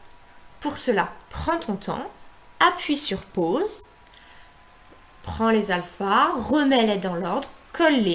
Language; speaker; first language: French; native; French